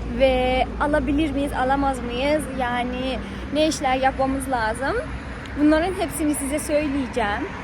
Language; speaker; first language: Turkish; non-native, fluent; Persian